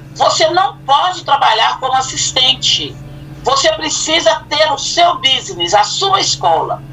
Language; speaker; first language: Portuguese; native; Portuguese